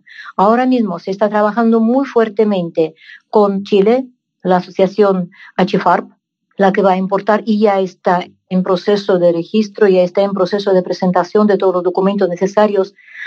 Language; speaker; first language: Spanish; non-native, fluent; Russian